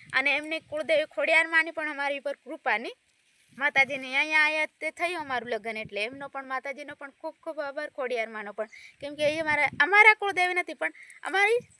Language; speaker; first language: Gujarati; native; Gujarati